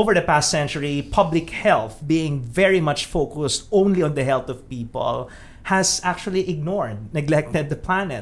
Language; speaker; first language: English; non-native, local second language; Filipino